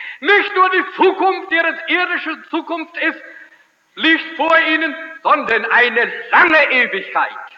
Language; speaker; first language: German; early bilingual, heritage; German